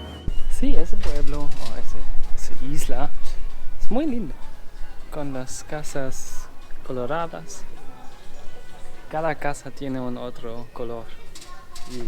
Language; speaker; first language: Spanish; non-native, learner; German